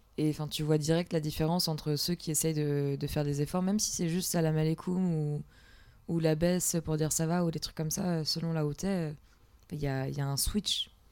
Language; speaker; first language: French; native; French